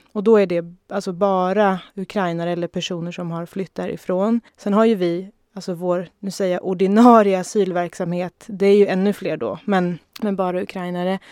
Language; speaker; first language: Swedish; native; Swedish